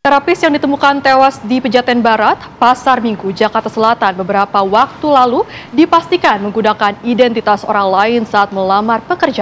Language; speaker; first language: Indonesian; native; Indonesian